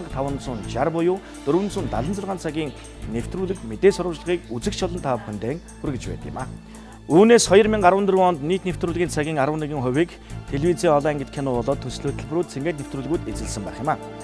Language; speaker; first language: Mongolian; native; Mongolian